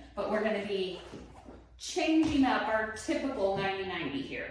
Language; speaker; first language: English; native; English